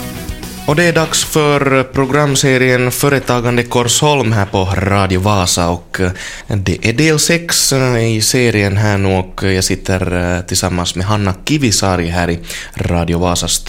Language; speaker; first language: Swedish; native; Swedish